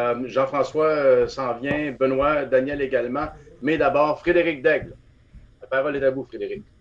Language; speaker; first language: French; native; French